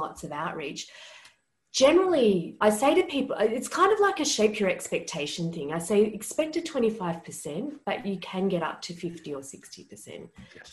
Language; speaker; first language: English; native; English